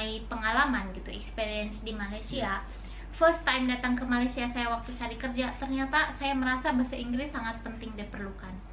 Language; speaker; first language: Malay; non-native, local second language; Sundanese